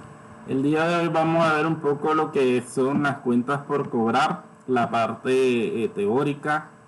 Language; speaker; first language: Spanish; native; Spanish